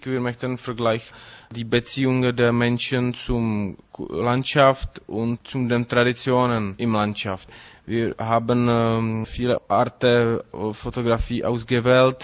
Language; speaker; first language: German; non-native, learner; Czech